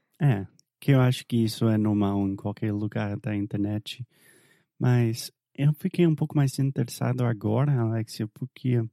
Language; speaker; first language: Portuguese; non-native, fluent; English